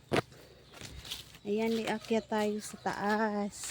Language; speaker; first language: Filipino; native; Filipino